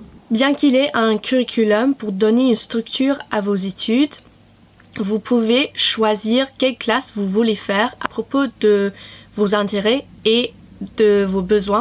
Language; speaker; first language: French; non-native, fluent; English